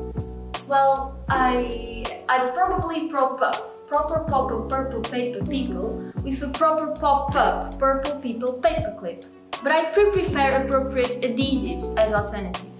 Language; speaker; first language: English; non-native, learner; Portuguese